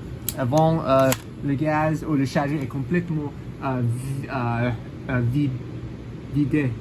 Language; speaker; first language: French; non-native, learner; English